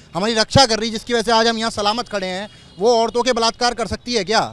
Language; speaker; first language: Hindi; native; Hindi